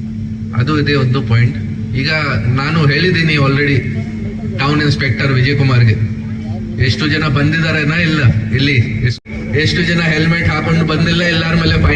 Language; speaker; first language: Kannada; non-native, learner; Hindi